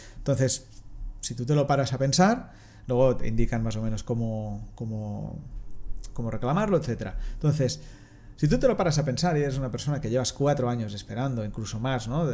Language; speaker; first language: Spanish; non-native, local second language; Catalan